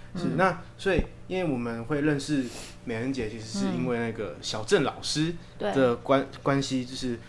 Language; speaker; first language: Chinese; native; Chinese